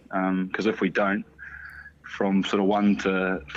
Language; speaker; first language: English; native; English